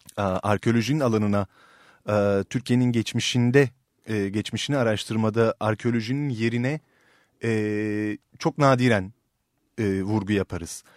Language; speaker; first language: Turkish; native; Turkish